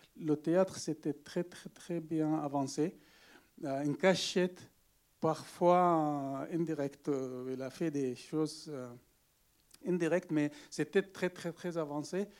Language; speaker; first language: French; non-native, learner; Arabic